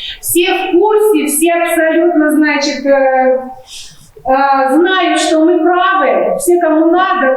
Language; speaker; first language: Russian; native; Russian